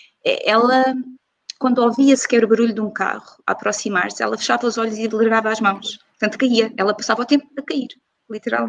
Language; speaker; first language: Portuguese; native; Portuguese